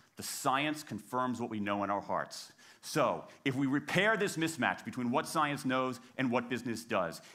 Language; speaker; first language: English; native; English